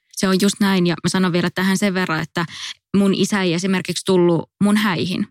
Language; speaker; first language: Finnish; native; Finnish